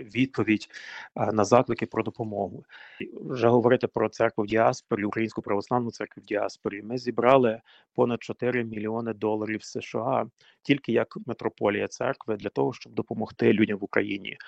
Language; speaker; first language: Ukrainian; native; Ukrainian